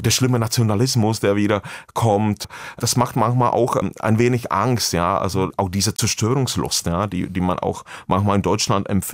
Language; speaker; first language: German; non-native, fluent; Czech